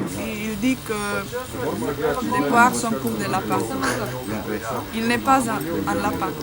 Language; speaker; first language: French; non-native, fluent; Slovenian